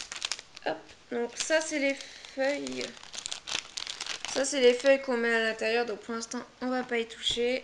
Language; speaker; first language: French; native; French